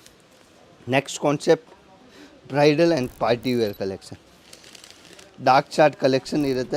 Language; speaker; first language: Kannada; non-native, fluent; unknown